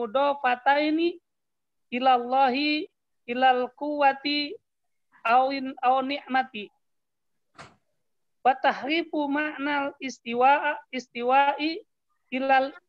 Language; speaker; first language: Arabic; non-native, learner; Indonesian